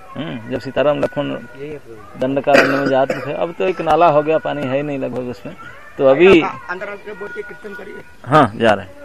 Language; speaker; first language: Hindi; non-native, local second language; Odia